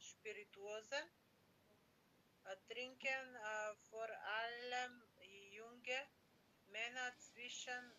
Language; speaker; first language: German; non-native, learner; Macedonian